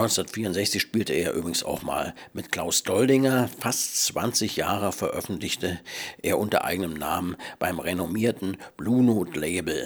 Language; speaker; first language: German; native; German